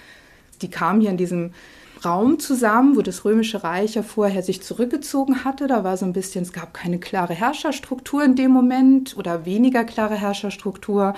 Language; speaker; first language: German; native; German